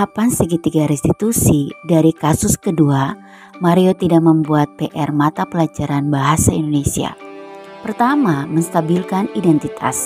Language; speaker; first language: Indonesian; native; Indonesian